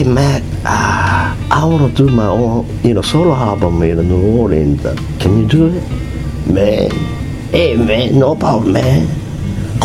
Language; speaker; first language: English; non-native, learner; Japanese